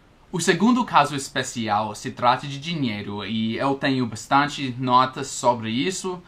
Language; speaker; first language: Portuguese; non-native, fluent; English